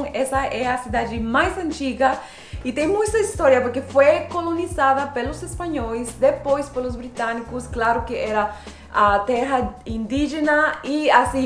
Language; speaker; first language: Portuguese; non-native, fluent; Spanish